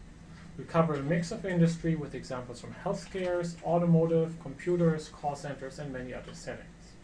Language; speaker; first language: English; non-native, fluent; German